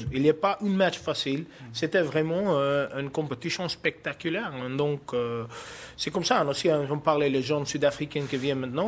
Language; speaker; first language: French; non-native, fluent; Afrikaans